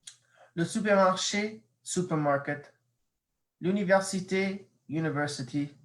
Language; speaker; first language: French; non-native, fluent; English